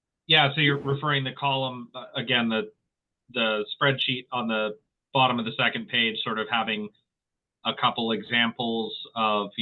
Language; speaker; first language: English; native; English